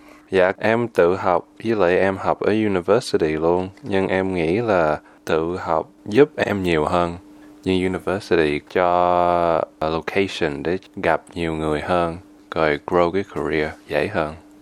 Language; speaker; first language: Vietnamese; early bilingual, heritage; Vietnamese